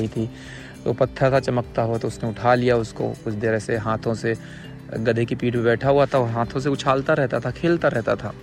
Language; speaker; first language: Hindi; native; Hindi